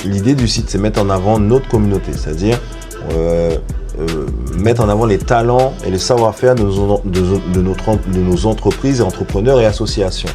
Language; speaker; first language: French; non-native, local second language; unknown